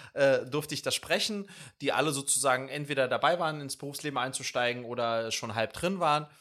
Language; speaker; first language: German; early bilingual, other home language; Swedish